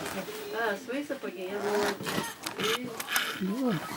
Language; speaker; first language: Russian; non-native, local second language; Tatar